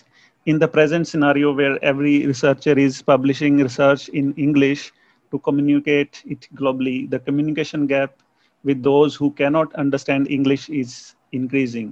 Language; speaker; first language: English; non-native, local second language; Punjabi